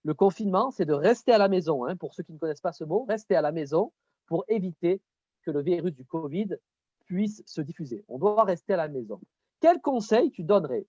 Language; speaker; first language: French; native; French